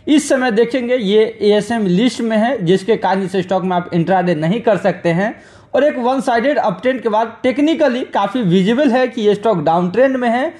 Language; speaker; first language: Hindi; native; Hindi